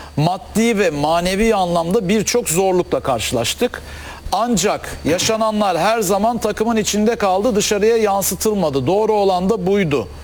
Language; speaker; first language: Turkish; native; Turkish